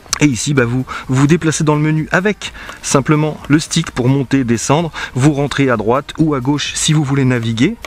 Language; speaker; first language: French; native; French